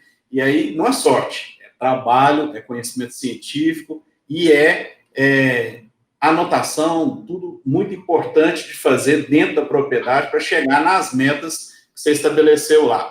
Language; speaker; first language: Portuguese; native; Portuguese